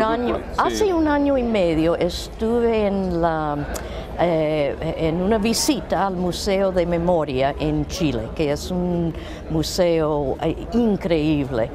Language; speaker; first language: Spanish; non-native, fluent; English